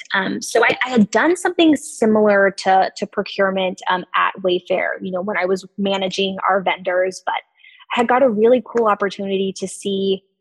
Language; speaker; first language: English; native; English